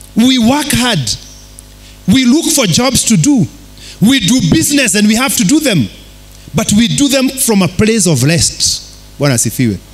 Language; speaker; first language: English; non-native, local second language; Kikuyu